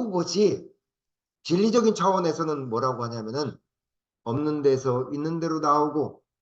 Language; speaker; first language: Korean; native; Korean